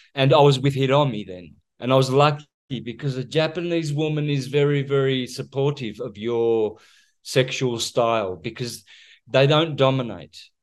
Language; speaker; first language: English; native; English